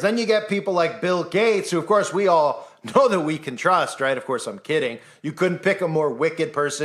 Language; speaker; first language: English; native; English